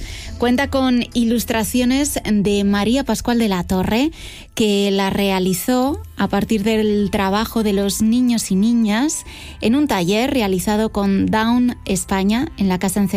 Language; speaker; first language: Spanish; native; Spanish